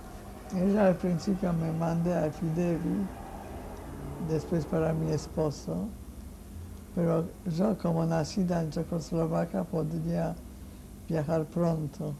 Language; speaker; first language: Spanish; non-native, fluent; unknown